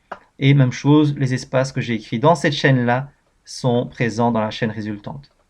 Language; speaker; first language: French; native; French